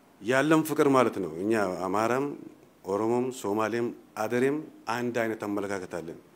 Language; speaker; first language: Amharic; non-native, local second language; Oromo